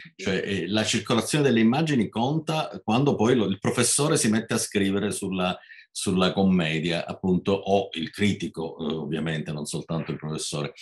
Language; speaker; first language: Italian; native; Italian